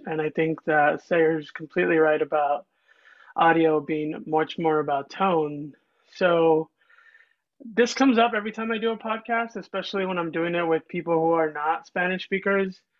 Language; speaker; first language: English; early bilingual, other home language; Spanish